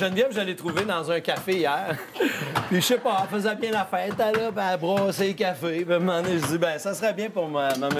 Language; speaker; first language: French; native; French